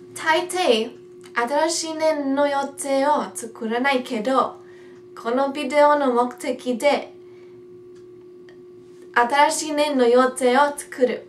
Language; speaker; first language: Japanese; non-native, learner; English